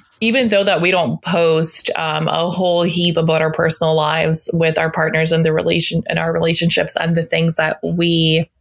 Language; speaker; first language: English; native; English